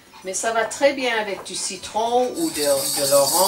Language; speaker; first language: French; non-native, learner; English